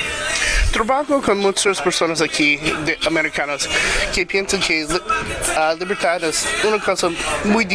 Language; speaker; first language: Spanish; non-native, learner; English